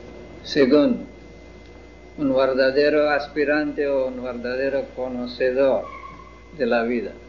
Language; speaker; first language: Spanish; non-native, fluent; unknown